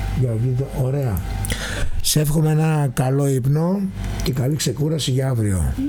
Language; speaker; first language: Greek; native; Greek